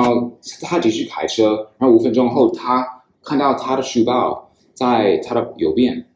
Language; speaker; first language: Chinese; non-native, fluent; English